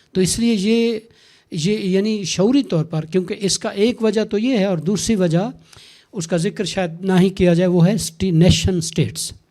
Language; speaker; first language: Urdu; non-native, local second language; Saraiki